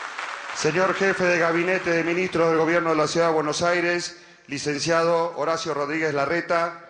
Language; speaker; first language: Spanish; native; Spanish